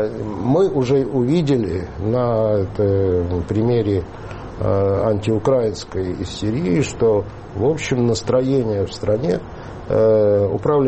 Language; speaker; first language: Russian; native; Russian